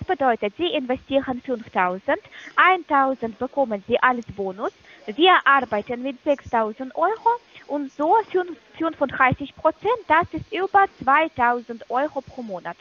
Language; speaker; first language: German; non-native, fluent; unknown